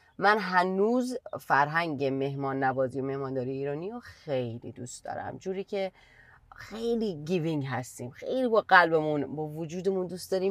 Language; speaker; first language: Persian; native; Persian